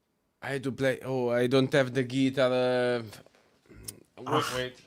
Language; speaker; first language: English; non-native, learner; Italian